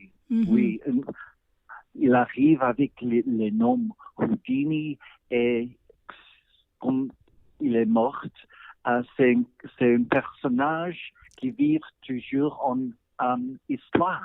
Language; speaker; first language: French; non-native, learner; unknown